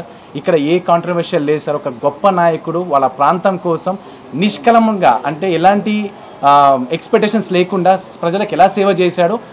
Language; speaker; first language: Telugu; native; Telugu